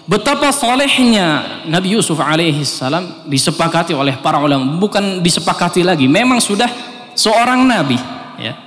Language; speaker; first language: Indonesian; native; Indonesian